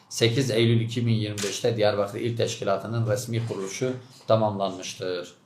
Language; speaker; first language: Turkish; native; Turkish